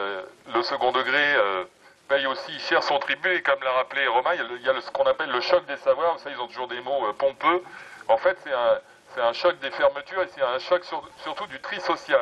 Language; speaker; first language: French; native; French